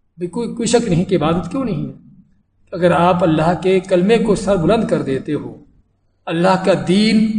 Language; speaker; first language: Urdu; native; Urdu